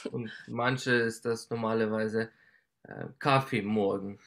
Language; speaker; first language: German; non-native, learner; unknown